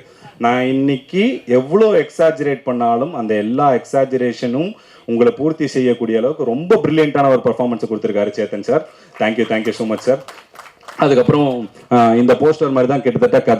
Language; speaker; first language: Tamil; native; Tamil